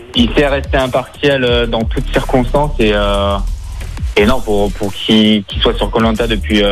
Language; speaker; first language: French; native; French